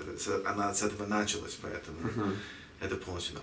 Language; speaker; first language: Russian; early bilingual, heritage; Russian